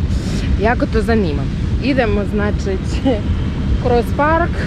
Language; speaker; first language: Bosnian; non-native, learner; Ukrainian